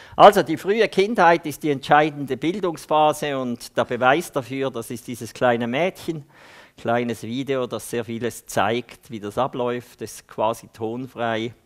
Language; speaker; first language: German; native; German